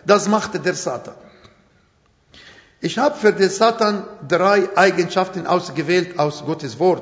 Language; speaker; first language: German; non-native, fluent; Arabic